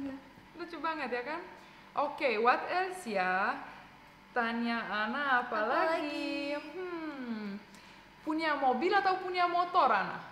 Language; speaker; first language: Indonesian; non-native, fluent; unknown